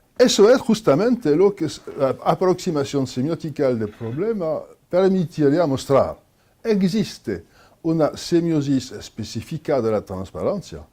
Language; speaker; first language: Spanish; non-native, fluent; French